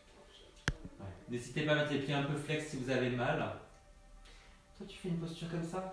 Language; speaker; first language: French; native; French